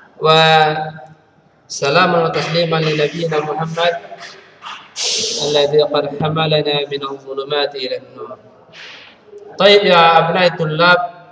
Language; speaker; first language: Arabic; non-native, fluent; Indonesian